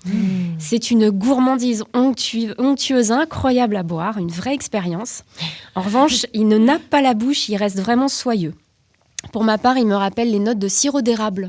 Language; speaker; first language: French; native; French